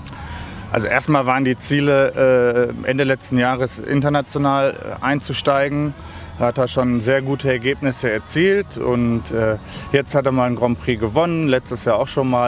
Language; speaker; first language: German; native; German